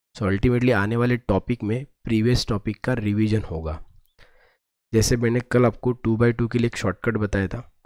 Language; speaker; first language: Hindi; non-native, local second language; Marathi